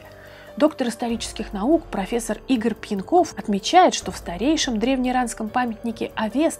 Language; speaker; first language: Russian; native; Russian